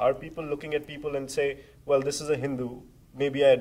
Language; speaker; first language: English; non-native, local second language; Hindi